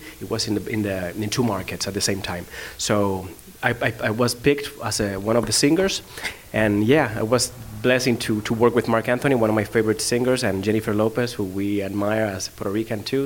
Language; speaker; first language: English; non-native, fluent; Spanish